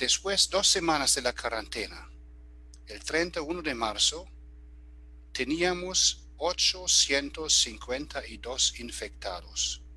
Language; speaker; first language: Spanish; non-native, fluent; German